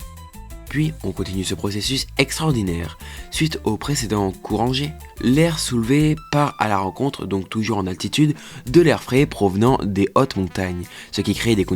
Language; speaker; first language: French; native; French